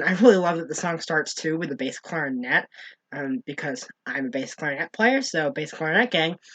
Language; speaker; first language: English; native; English